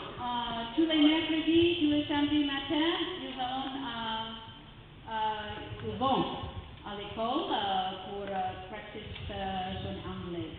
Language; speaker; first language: French; non-native, fluent; English